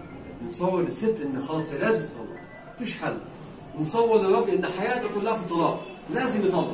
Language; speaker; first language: Arabic; native; Arabic